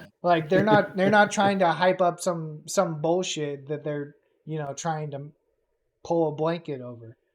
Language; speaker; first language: English; native; English